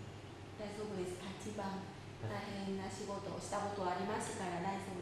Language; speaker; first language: Japanese; non-native, fluent; Vietnamese